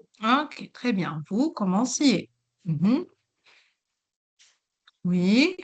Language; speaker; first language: French; non-native, local second language; Arabic